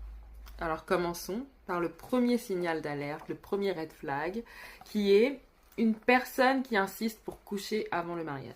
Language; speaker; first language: French; native; French